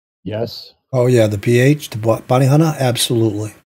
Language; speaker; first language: English; native; English